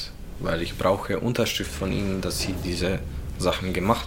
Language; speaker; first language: German; non-native, learner; Bosnian